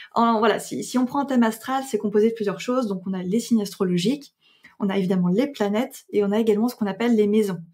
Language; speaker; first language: French; native; French